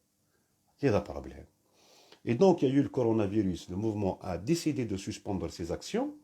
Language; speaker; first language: French; non-native, local second language; Kabyle